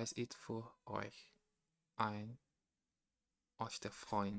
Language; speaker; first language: German; non-native, learner; Portuguese